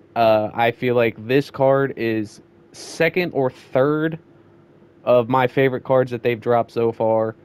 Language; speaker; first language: English; native; English